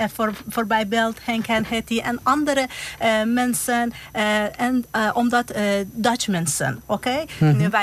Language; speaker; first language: Dutch; non-native, learner; Persian